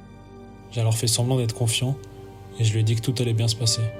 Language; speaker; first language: French; native; French